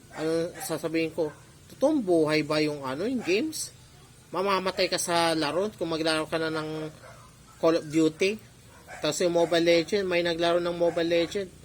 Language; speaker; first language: Filipino; non-native, local second language; Pangasinan